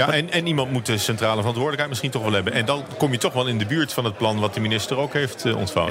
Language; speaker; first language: Dutch; native; Dutch